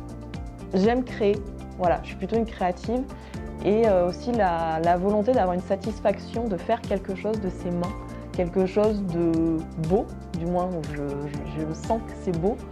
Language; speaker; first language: French; native; French